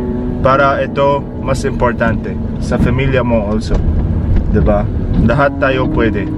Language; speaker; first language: Filipino; non-native, learner; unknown